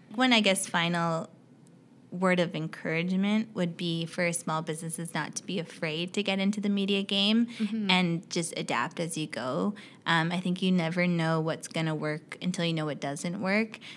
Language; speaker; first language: English; native; English